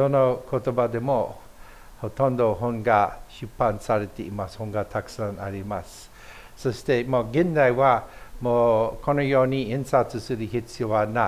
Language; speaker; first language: Japanese; non-native, fluent; English